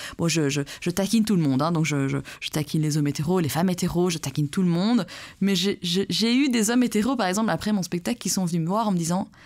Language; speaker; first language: French; early bilingual, other home language; Persian